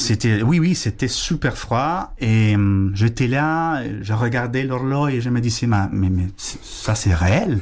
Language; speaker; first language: French; non-native, fluent; Spanish